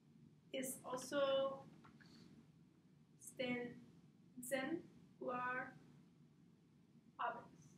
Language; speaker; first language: German; non-native, learner; English